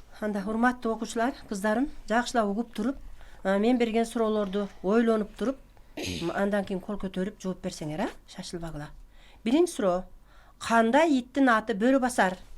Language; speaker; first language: Kyrgyz; native; Kyrgyz